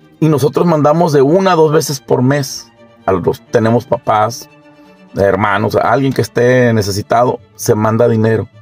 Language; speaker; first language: Spanish; native; Spanish